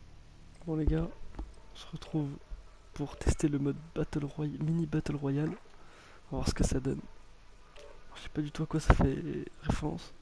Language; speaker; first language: French; native; French